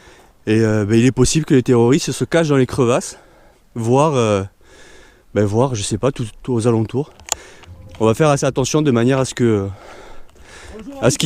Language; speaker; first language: French; native; French